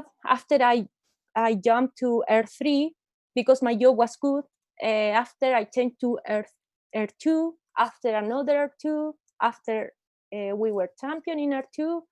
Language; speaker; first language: English; non-native, learner; Spanish